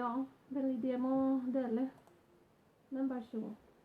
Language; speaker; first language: Norwegian; non-native, learner; Spanish